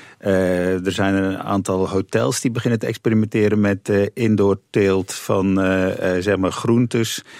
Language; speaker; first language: Dutch; native; Dutch